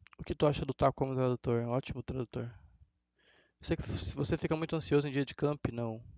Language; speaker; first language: Portuguese; native; Portuguese